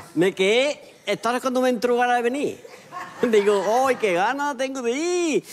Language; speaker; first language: Spanish; native; Spanish